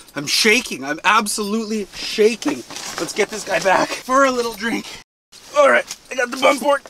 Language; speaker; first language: English; native; English